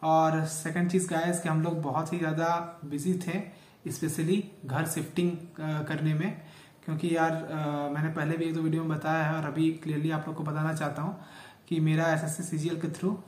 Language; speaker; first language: Hindi; native; Hindi